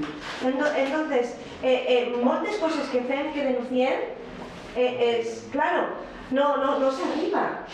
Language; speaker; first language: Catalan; non-native, local second language; Spanish